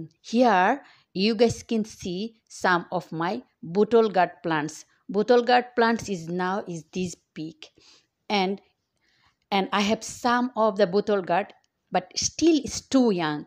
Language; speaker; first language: English; non-native, local second language; Bangla